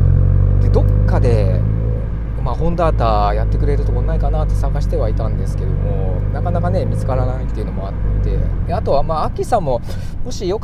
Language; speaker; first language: Japanese; native; Japanese